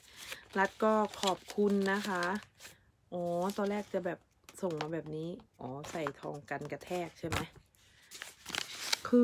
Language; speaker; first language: Thai; native; Thai